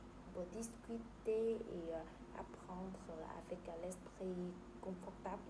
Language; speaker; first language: French; non-native, learner; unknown